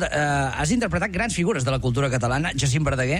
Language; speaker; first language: Catalan; native; Catalan